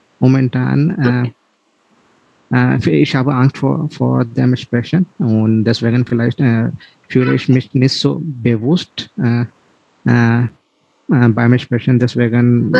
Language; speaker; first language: German; non-native, learner; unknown